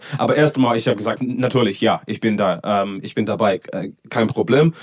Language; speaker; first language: German; non-native, learner; English